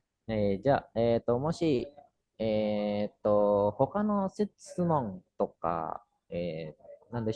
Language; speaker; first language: Japanese; non-native, fluent; Indonesian